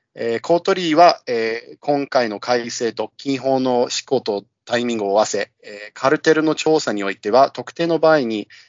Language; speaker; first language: Japanese; non-native, fluent; English